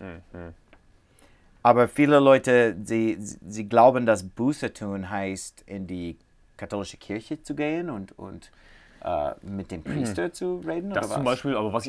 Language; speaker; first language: German; non-native, learner; English